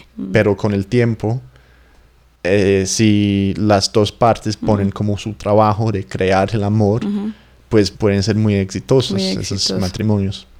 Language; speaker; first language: Spanish; non-native, fluent; English